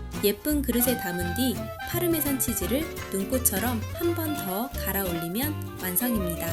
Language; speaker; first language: Korean; native; Korean